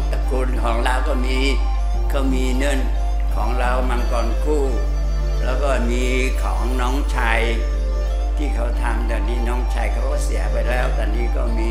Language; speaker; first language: Thai; non-native, local second language; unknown